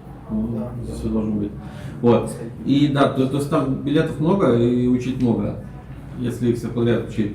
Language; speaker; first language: Russian; native; Russian